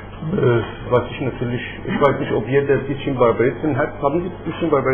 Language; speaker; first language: German; non-native, fluent; Persian